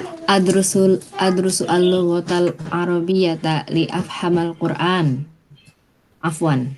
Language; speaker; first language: Arabic; non-native, learner; Indonesian